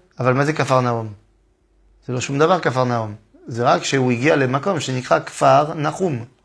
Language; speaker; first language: Hebrew; non-native, fluent; French